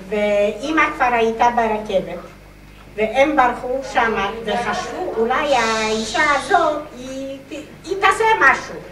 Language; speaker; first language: Hebrew; non-native, fluent; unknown